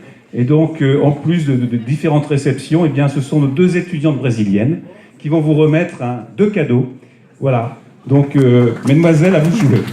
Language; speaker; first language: French; native; French